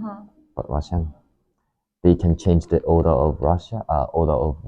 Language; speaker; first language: English; non-native, learner; Japanese